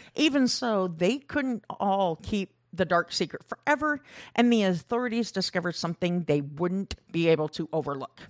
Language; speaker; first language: English; early bilingual, other home language; Korean